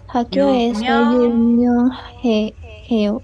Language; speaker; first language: Korean; non-native, learner; Indonesian